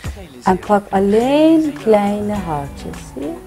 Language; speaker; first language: Dutch; non-native, fluent; Persian